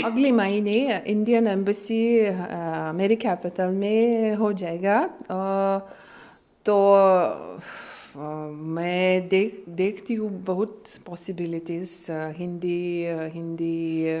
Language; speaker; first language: Hindi; non-native, learner; Lithuanian